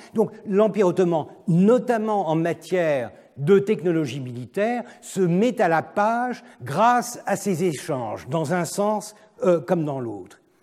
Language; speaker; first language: French; non-native, fluent; Turkish